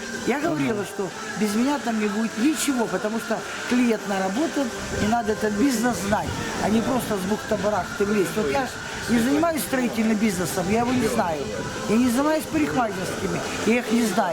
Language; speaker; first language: Russian; native; Russian